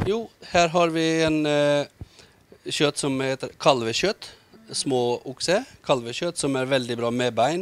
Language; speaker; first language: Norwegian; non-native, learner; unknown